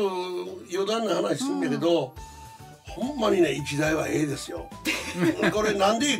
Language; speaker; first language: Japanese; native; Japanese